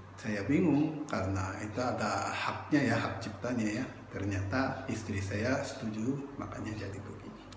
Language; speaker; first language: Indonesian; non-native, fluent; Japanese